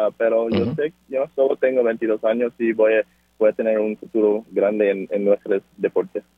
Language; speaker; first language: Spanish; early bilingual, other home language; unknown